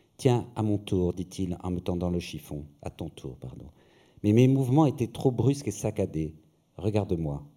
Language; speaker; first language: French; native; French